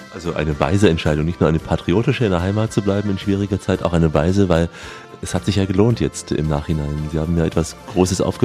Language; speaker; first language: German; native; German